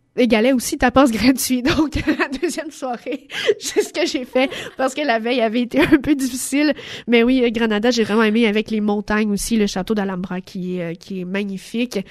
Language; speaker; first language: French; native; French